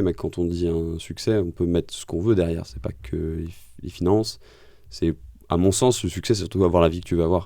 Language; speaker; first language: French; native; French